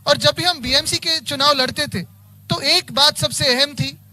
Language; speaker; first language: Hindi; non-native, local second language; Marathi